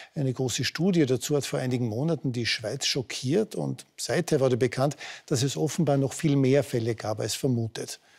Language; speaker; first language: German; native; German